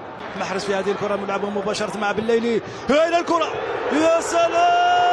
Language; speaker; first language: Arabic; native; Arabic